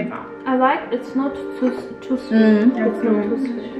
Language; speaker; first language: English; non-native, fluent; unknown